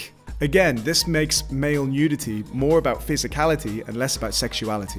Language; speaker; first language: English; native; English